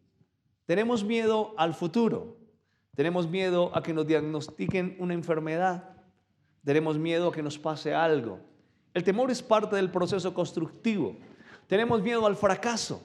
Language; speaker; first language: Spanish; native; Spanish